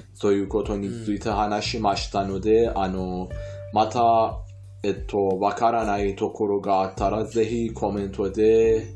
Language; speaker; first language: Japanese; non-native, fluent; Persian